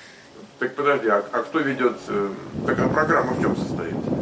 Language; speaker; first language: Russian; native; Russian